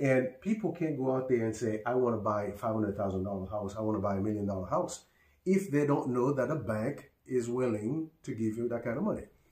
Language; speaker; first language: English; non-native, fluent; Haitian Creole